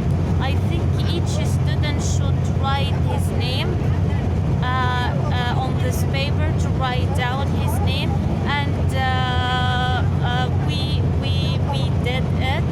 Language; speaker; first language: English; non-native, learner; Arabic